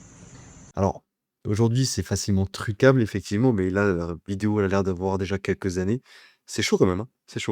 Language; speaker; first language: French; native; French